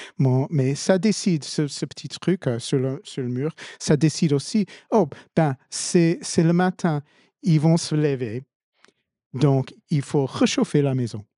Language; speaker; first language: French; non-native, fluent; English